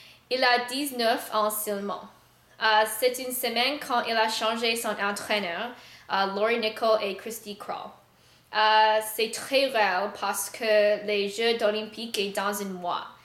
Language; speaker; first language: French; non-native, learner; English